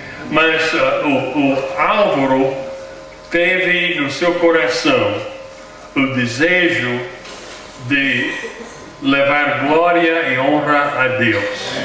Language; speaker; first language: Portuguese; non-native, fluent; English